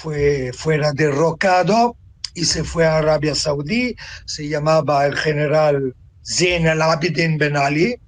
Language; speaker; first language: Spanish; non-native, fluent; Italian